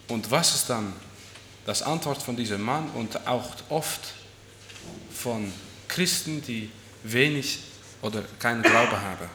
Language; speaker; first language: German; non-native, fluent; Dutch